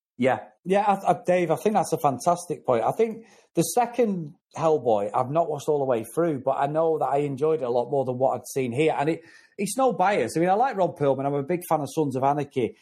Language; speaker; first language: English; native; English